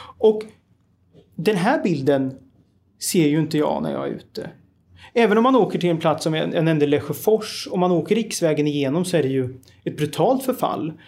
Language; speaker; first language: Swedish; native; Swedish